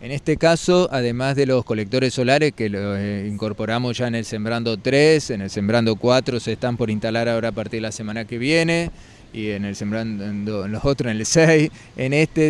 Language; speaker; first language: Spanish; native; Spanish